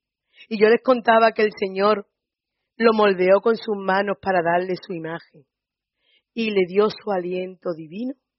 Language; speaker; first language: Spanish; native; Spanish